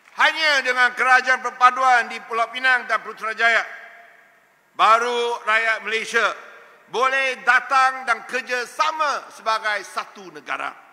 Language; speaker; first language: Malay; non-native, local second language; Chinese